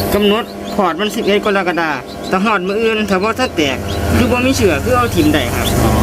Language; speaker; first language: Thai; native; Thai